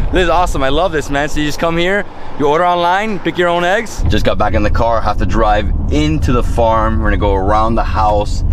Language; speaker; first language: English; native; English